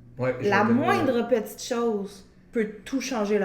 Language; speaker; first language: French; native; French